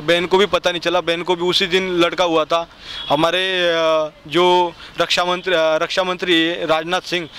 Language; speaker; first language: Hindi; non-native, local second language; Marathi